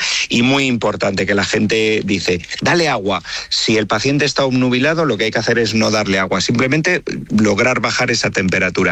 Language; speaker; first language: Spanish; native; Spanish